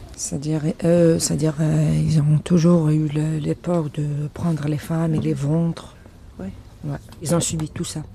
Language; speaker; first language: French; non-native, local second language; Arabic